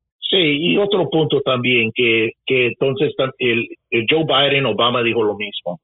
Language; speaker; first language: Spanish; early bilingual, heritage; Spanish